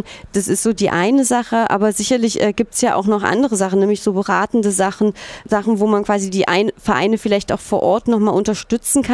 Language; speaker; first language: German; native; German